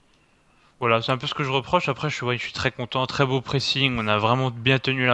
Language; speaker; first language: French; native; French